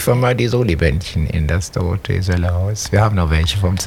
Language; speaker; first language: German; native; German